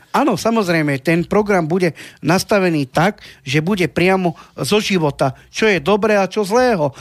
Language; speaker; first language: Slovak; non-native, local second language; Romany